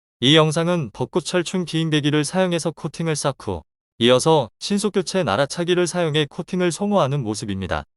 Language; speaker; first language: Korean; native; Korean